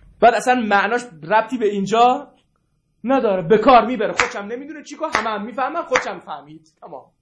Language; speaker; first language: Persian; non-native, local second language; Arabic